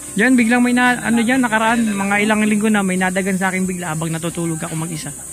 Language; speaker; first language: Filipino; native; Filipino